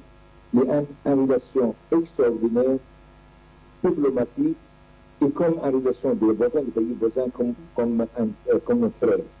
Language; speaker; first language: French; non-native, learner; Arabic